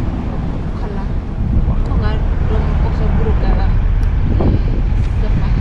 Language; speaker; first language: Swedish; non-native, learner; Thai